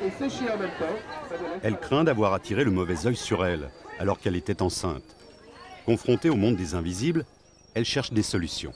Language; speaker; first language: French; native; French